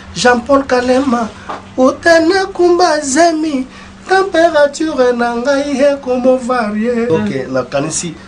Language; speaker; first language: Lingala; native; Lingala